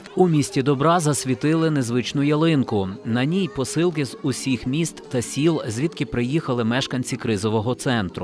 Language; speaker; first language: Ukrainian; native; Ukrainian